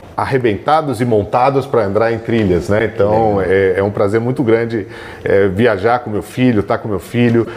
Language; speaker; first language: Portuguese; native; Portuguese